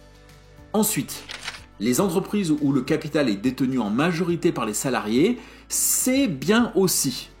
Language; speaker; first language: French; native; French